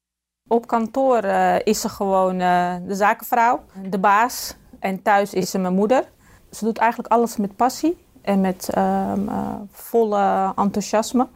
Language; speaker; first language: Dutch; early bilingual, other home language; Arabic